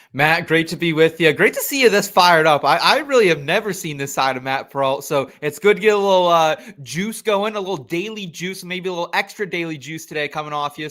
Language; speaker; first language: English; native; English